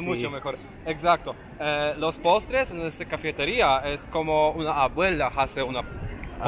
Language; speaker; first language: Spanish; non-native, learner; Polish